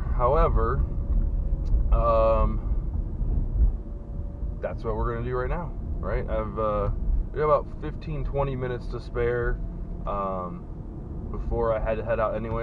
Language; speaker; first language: English; native; English